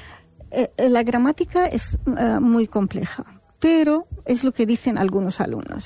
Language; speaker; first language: Spanish; non-native, fluent; Arabic